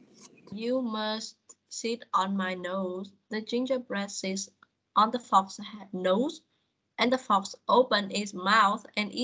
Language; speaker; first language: English; non-native, fluent; Vietnamese